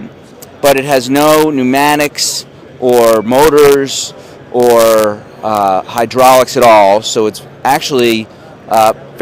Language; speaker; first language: English; native; English